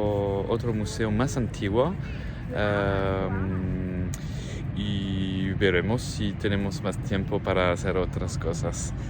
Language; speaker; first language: Spanish; non-native, fluent; French